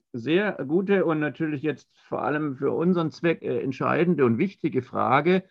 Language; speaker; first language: German; native; German